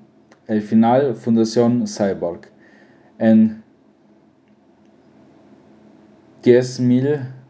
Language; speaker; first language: Spanish; non-native, learner; German